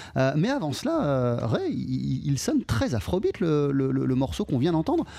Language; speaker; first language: French; native; French